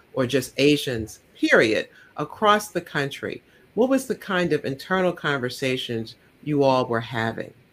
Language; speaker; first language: English; native; English